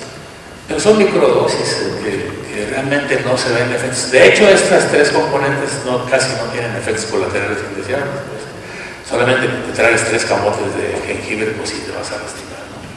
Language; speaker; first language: Spanish; native; Spanish